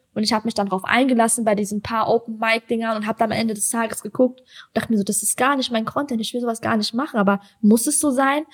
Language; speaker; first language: German; early bilingual, other home language; Persian